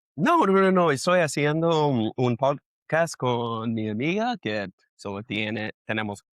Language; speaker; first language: Spanish; non-native, learner; English